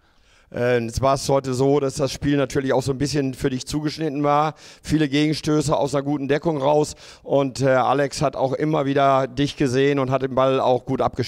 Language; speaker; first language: German; native; German